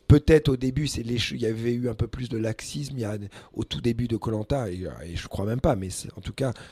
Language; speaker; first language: French; early bilingual, other home language; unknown